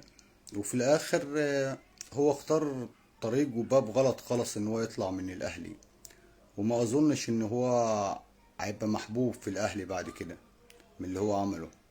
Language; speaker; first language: Arabic; native; Arabic